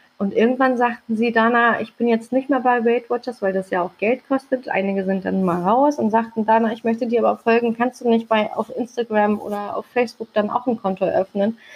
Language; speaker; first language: German; early bilingual, other home language; Turkish